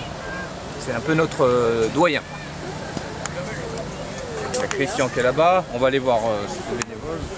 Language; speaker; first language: French; native; French